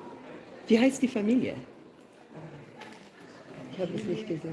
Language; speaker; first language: German; non-native, learner; English